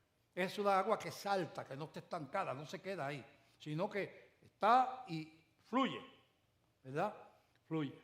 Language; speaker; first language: Spanish; native; Spanish